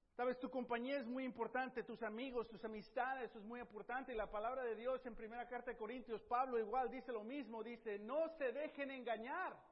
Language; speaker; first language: Spanish; native; Spanish